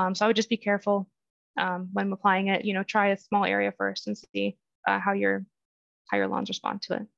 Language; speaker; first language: English; native; English